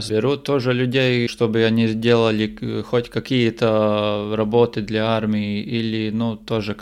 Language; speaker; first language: Russian; non-native, local second language; Latvian